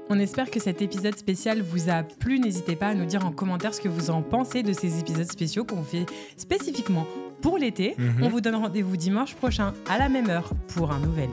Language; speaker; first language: French; native; French